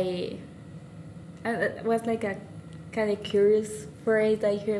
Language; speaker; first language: English; non-native, learner; Spanish